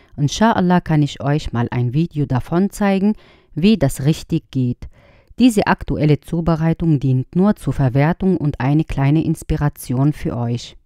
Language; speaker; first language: German; non-native, fluent; Arabic